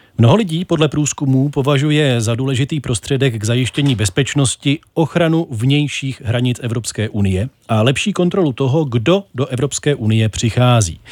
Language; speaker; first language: Czech; native; Czech